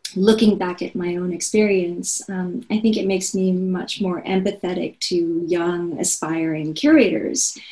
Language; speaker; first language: English; non-native, fluent; Korean